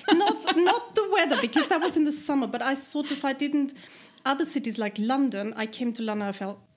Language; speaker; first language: English; non-native, fluent; German